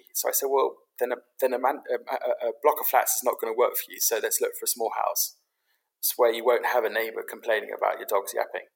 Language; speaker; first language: English; native; English